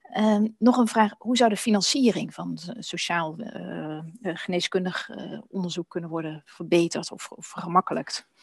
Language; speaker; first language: Dutch; native; Dutch